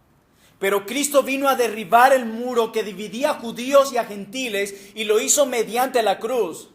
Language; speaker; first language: Spanish; native; Spanish